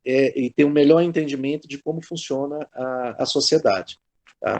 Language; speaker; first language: Portuguese; native; Portuguese